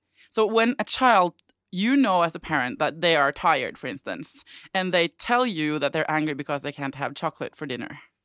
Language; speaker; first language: English; non-native, fluent; Norwegian